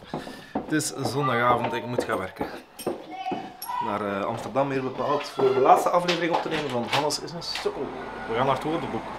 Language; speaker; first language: Dutch; native; Dutch